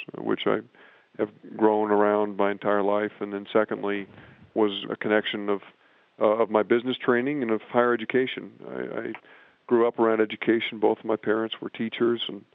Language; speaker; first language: English; native; English